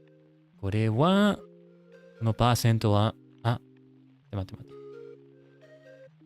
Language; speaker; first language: Japanese; non-native, learner; English